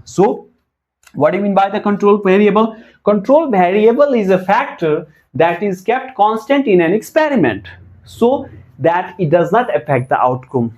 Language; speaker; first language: English; non-native, local second language; Nepali